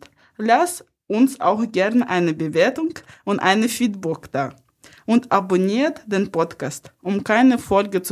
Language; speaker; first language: German; non-native, fluent; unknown